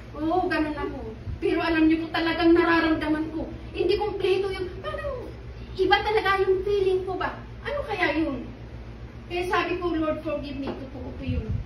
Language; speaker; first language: Filipino; non-native, local second language; Iloko